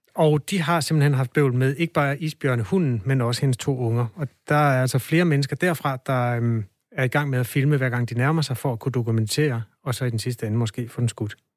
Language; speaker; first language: Danish; native; Danish